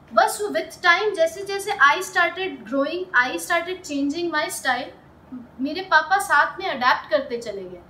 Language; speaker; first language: Hindi; native; Hindi